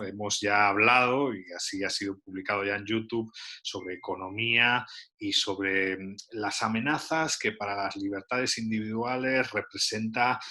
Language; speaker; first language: Spanish; native; Spanish